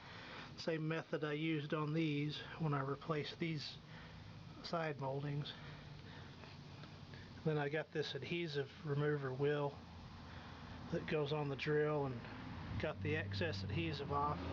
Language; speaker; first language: English; native; English